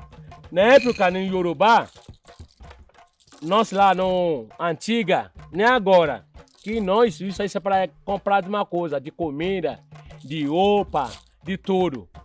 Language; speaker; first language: Portuguese; non-native, learner; Yoruba